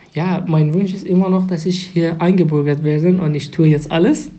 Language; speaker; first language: German; non-native, fluent; Persian